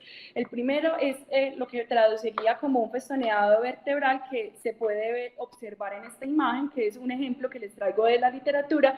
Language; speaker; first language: Spanish; native; Spanish